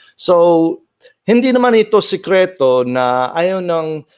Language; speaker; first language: Filipino; non-native, fluent; English